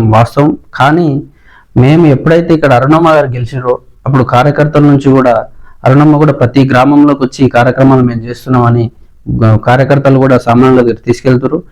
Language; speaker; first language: Telugu; native; Telugu